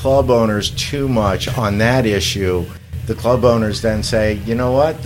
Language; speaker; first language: English; native; English